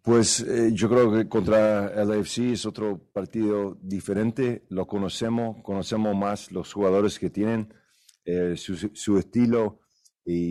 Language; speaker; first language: Spanish; early bilingual, heritage; Spanish